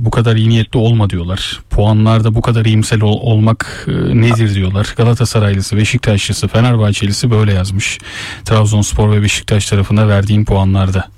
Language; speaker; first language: Turkish; native; Turkish